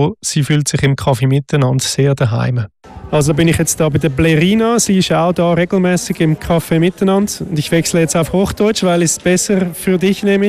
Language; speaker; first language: German; native; German